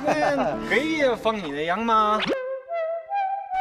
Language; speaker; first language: Chinese; non-native, learner; English